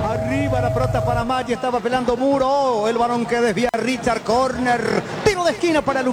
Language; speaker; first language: Spanish; native; Spanish